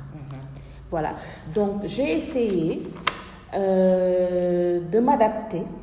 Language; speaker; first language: French; non-native, local second language; Wolof